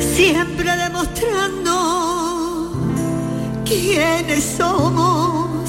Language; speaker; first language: Spanish; native; Spanish